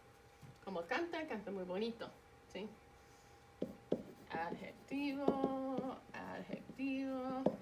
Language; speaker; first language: Spanish; non-native, fluent; English